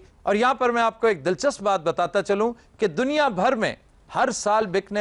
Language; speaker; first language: Urdu; native; Urdu